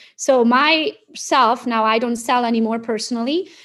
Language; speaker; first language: English; non-native, fluent; Romanian